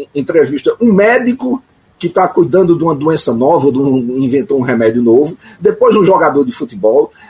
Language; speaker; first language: Portuguese; native; Portuguese